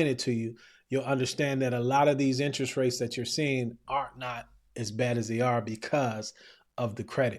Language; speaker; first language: English; native; English